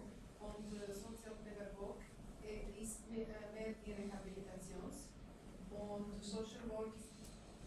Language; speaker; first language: German; non-native, learner; Croatian